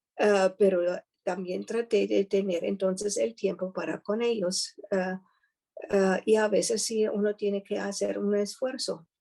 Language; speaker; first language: Spanish; non-native, fluent; German